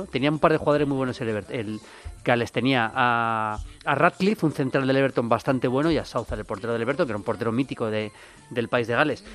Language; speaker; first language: Spanish; native; Spanish